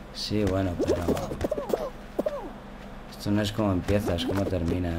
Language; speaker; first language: Spanish; native; Spanish